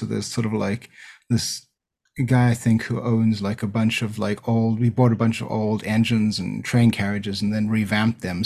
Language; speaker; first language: English; native; English